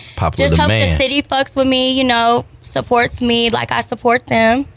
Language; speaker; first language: English; native; English